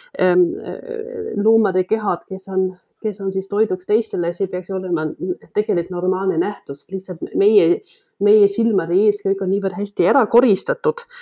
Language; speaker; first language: Estonian; non-native, fluent; German